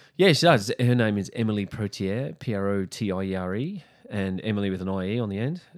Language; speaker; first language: English; native; English